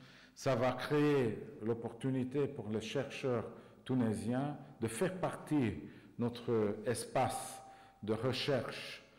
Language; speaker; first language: French; non-native, fluent; Hungarian